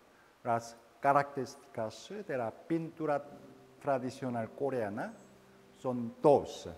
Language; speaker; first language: Spanish; non-native, fluent; Korean